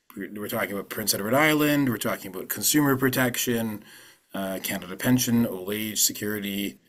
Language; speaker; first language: English; early bilingual, other home language; Ukrainian